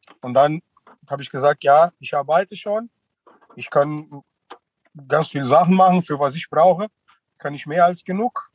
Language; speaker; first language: German; non-native, fluent; Portuguese